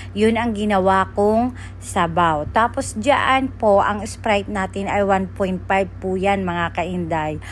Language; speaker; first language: Filipino; non-native, local second language; Cebuano